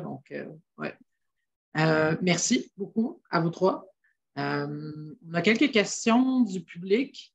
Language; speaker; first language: French; native; French